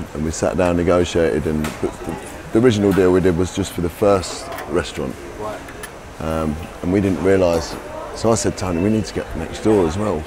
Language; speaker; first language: English; native; English